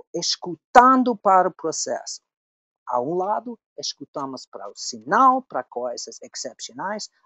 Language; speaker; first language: Portuguese; non-native, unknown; English